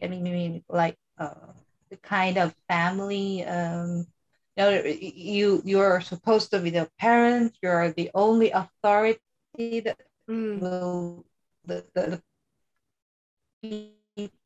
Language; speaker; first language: English; non-native, local second language; Iloko